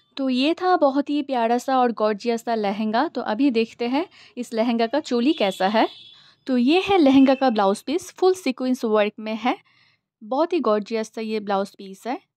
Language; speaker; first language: Hindi; non-native, local second language; Bangla